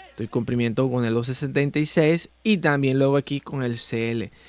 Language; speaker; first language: Spanish; native; Spanish